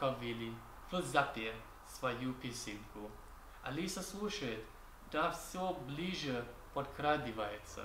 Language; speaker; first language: Russian; non-native, learner; English